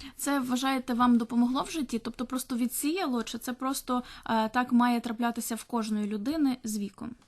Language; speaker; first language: Ukrainian; native; Ukrainian